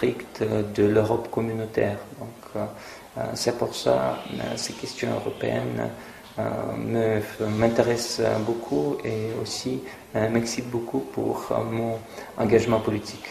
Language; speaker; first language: French; non-native, fluent; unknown